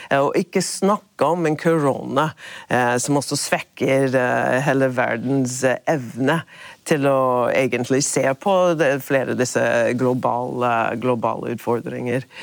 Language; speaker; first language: Norwegian; non-native, fluent; English